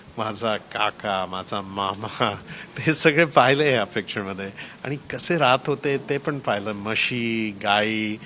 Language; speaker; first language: Marathi; early bilingual, heritage; Marathi